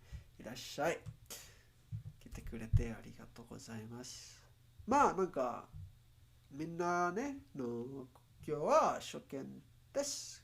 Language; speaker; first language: Japanese; non-native, learner; Spanish